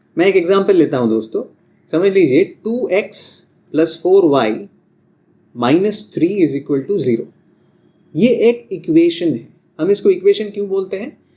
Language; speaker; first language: Hindi; non-native, local second language; Bangla